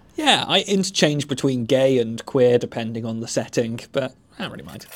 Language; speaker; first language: English; native; English